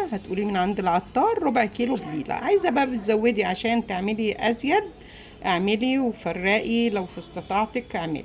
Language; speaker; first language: Arabic; native; Arabic